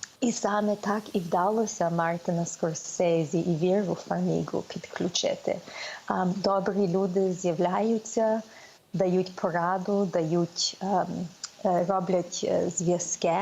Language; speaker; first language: Ukrainian; early bilingual, heritage; Ukrainian